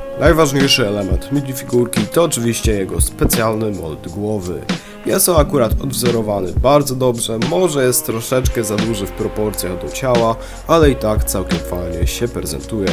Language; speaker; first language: Polish; native; Polish